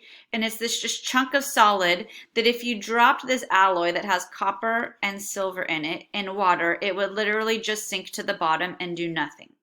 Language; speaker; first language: English; native; English